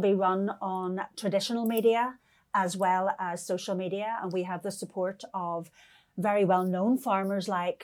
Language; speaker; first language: English; native; English